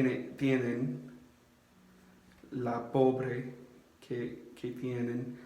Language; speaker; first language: Spanish; non-native, learner; English